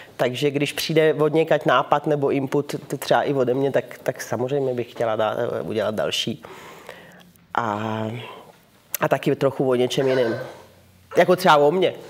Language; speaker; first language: Czech; early bilingual, heritage; Czech